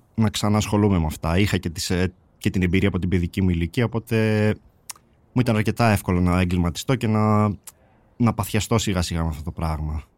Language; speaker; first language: Greek; native; Greek